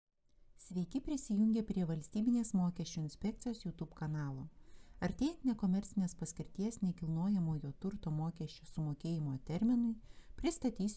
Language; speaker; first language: Lithuanian; native; Lithuanian